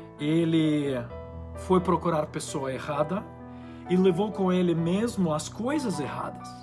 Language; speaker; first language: Portuguese; non-native, fluent; Ukrainian